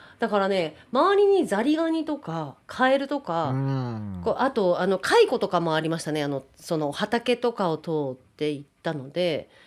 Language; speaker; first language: Japanese; native; Japanese